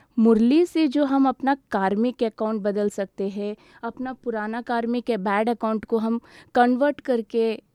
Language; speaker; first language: Hindi; native; Hindi